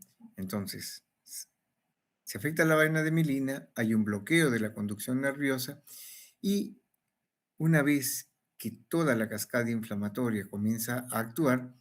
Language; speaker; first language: Spanish; native; Spanish